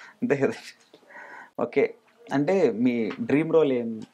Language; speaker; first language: Telugu; native; Telugu